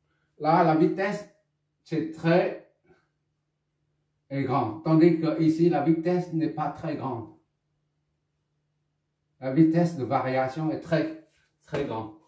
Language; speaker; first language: French; non-native, local second language; Arabic